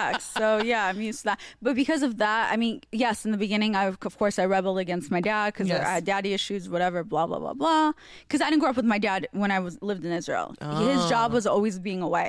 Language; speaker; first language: English; non-native, fluent; Hebrew